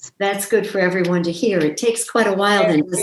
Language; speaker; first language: English; native; English